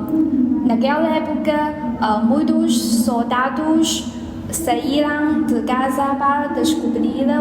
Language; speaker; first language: Portuguese; non-native, learner; Chinese